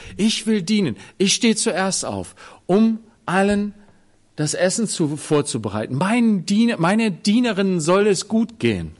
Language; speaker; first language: German; native; German